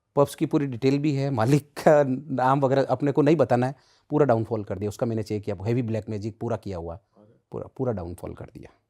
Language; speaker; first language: Hindi; native; Hindi